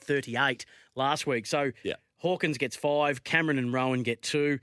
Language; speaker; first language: English; native; English